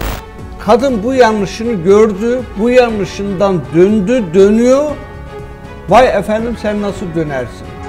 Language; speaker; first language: Turkish; native; Turkish